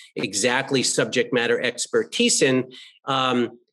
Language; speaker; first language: English; native; English